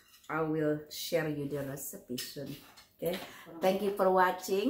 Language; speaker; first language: English; non-native, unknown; Indonesian